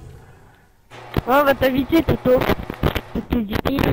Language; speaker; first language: French; native; French